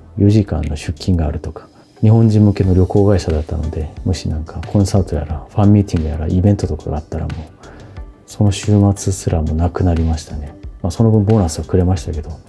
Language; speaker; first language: Japanese; non-native, fluent; Korean